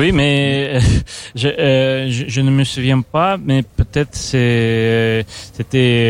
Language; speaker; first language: French; non-native, fluent; Russian